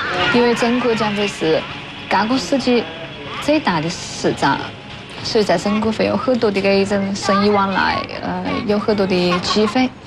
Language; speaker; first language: Chinese; non-native, local second language; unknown